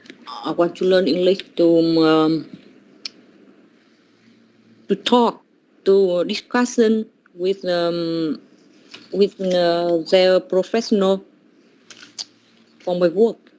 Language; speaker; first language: English; non-native, learner; Vietnamese